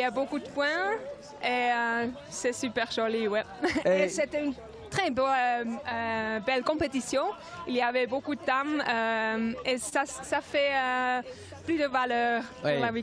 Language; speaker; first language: French; non-native, local second language; German